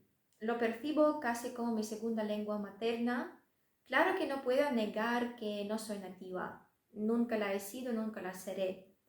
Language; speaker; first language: Spanish; non-native, fluent; Russian